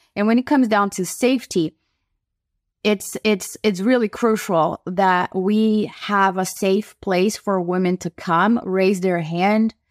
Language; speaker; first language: English; non-native, fluent; Portuguese